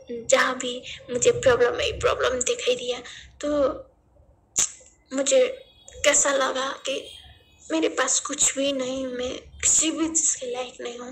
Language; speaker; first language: Hindi; non-native, learner; Nepali